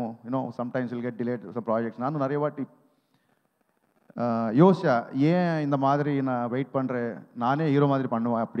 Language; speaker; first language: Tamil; non-native, learner; Telugu